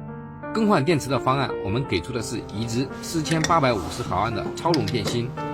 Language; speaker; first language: Chinese; native; Chinese